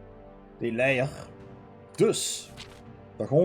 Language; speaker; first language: Dutch; native; Dutch